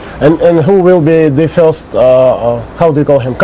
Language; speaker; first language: English; non-native, fluent; Russian